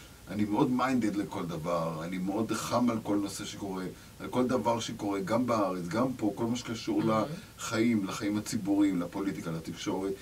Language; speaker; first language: Hebrew; native; Hebrew